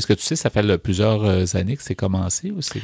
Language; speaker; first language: French; native; French